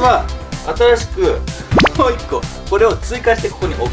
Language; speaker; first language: Japanese; native; Japanese